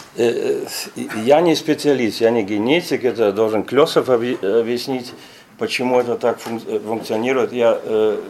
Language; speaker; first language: Russian; non-native, fluent; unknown